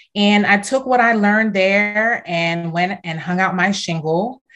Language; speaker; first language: English; native; English